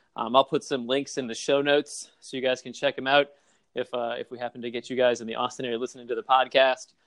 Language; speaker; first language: English; native; English